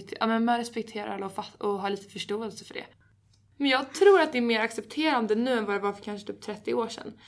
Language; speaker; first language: Swedish; native; Swedish